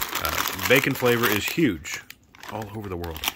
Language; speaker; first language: English; native; English